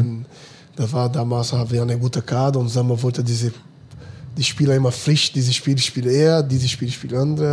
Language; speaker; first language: German; non-native, fluent; Portuguese